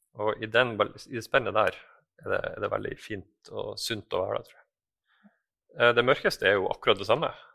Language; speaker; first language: Norwegian; native; Norwegian